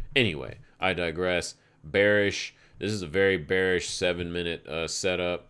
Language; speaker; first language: English; native; English